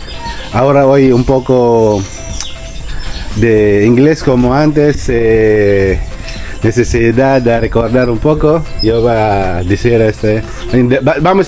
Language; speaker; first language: Spanish; non-native, learner; Filipino